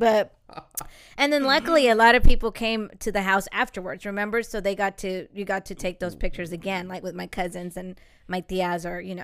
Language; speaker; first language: English; early bilingual, other home language; Spanish